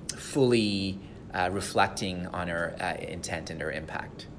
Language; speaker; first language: English; non-native, local second language; Tamil